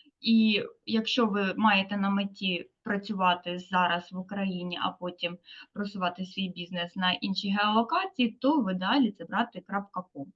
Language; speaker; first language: Ukrainian; native; Ukrainian